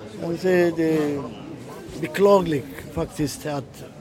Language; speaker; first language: Swedish; non-native, fluent; Somali